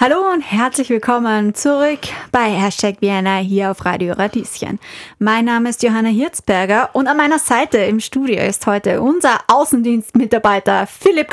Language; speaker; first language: German; native; German